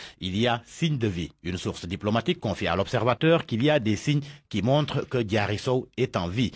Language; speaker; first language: French; non-native, local second language; Wolof